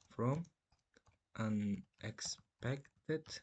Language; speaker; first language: English; non-native, fluent; Uzbek